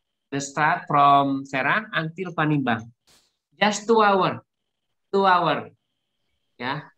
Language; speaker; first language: English; non-native, learner; Indonesian